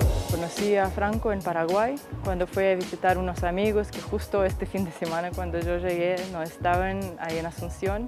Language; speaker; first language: Spanish; non-native, fluent; Russian